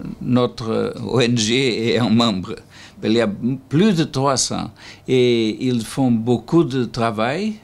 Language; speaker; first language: French; non-native, learner; Portuguese